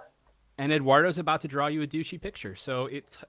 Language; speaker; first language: English; native; English